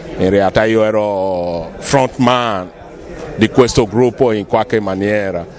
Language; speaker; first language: Italian; non-native, fluent; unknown